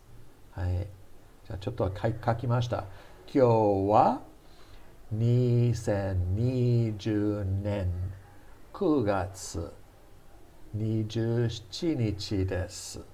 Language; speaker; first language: Japanese; non-native, fluent; English